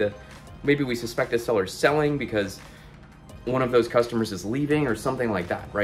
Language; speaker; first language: English; native; English